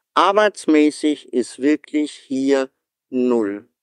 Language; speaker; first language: German; native; German